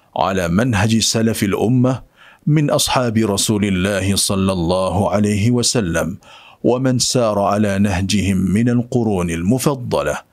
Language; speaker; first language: Arabic; non-native, fluent; Indonesian